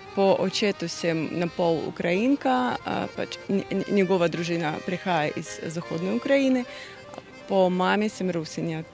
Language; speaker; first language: Slovenian; non-native, fluent; Russian